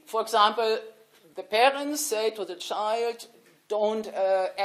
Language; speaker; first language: English; non-native, fluent; German